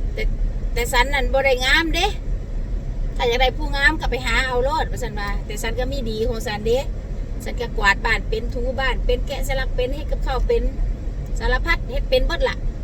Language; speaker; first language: Thai; native; Thai